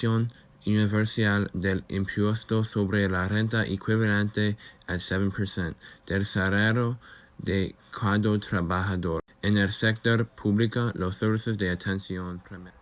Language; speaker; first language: Spanish; non-native, learner; English